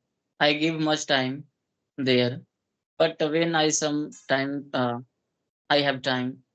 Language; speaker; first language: English; non-native, local second language; Hindi